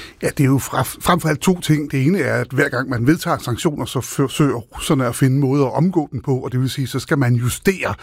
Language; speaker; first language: Danish; native; Danish